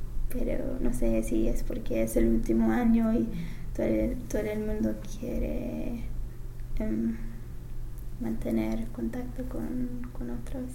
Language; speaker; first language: Spanish; non-native, fluent; English